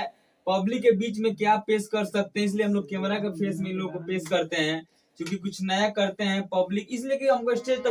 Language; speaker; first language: Hindi; non-native, local second language; Bhojpuri